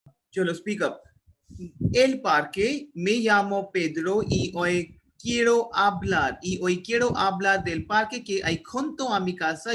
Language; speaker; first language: Spanish; non-native, learner; Hindi